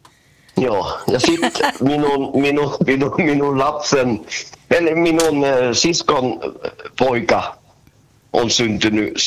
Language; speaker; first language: Finnish; early bilingual, heritage; Finnish